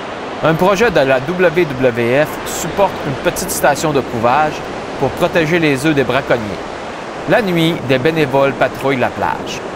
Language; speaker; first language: French; native; French